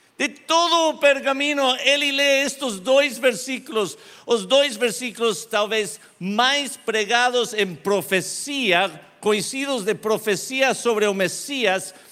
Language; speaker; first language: Portuguese; non-native, learner; Spanish